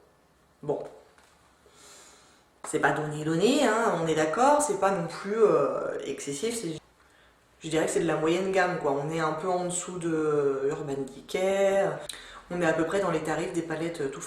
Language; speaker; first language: French; native; French